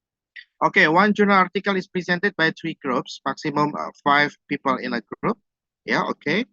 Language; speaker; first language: English; non-native, fluent; Indonesian